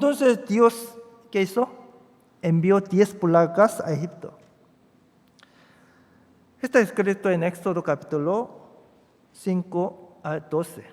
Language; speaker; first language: Spanish; non-native, fluent; Korean